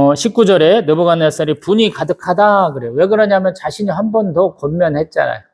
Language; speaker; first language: Korean; native; Korean